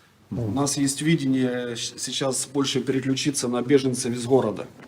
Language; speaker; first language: Russian; native; Russian